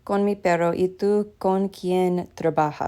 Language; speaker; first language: Spanish; non-native, learner; English